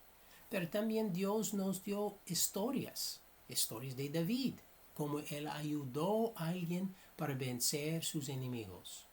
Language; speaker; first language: Spanish; non-native, fluent; English